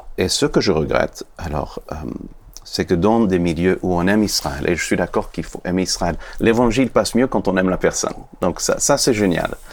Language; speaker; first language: French; non-native, fluent; Hebrew